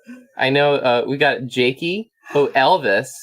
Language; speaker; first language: English; native; English